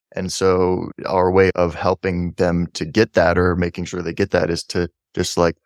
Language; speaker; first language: English; native; English